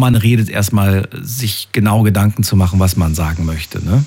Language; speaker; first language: German; native; German